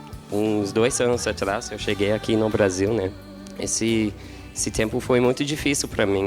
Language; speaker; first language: Portuguese; non-native, learner; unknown